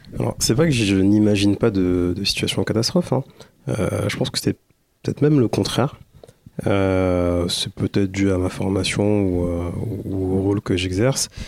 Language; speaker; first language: French; early bilingual, other home language; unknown